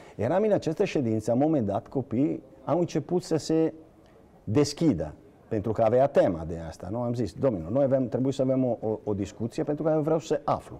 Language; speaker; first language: Romanian; non-native, fluent; Italian